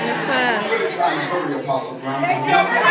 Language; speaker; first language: English; native; English